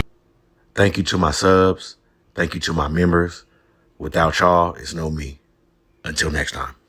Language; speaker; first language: English; native; English